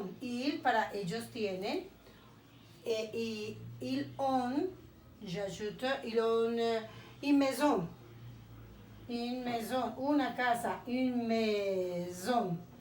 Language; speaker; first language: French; non-native, fluent; Spanish